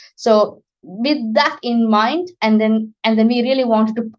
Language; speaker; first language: English; non-native, local second language; Sinhala